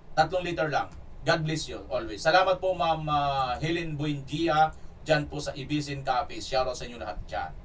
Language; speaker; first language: Filipino; non-native, local second language; Cebuano